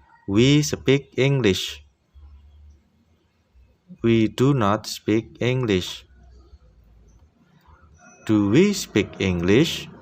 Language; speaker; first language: English; non-native, fluent; Indonesian